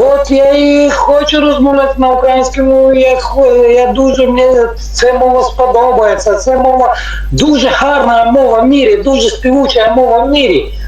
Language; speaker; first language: Ukrainian; non-native, learner; Tajik